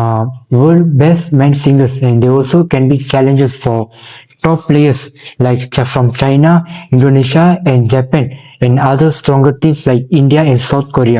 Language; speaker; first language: English; non-native, learner; Malay